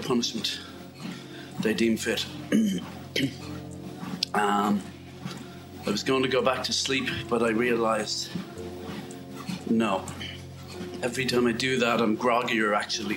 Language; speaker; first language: English; native; English